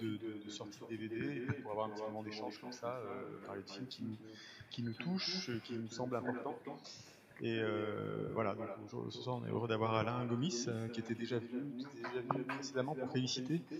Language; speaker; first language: French; native; French